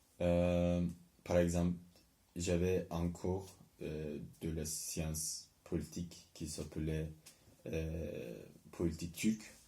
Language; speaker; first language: French; non-native, learner; Turkish